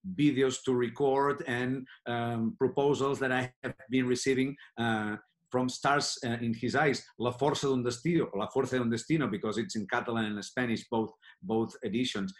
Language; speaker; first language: English; non-native, fluent; Catalan